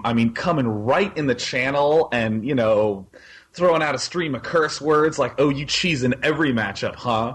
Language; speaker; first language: English; native; English